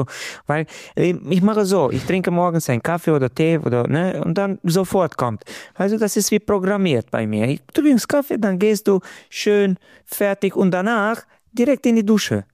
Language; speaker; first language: German; non-native, fluent; Romanian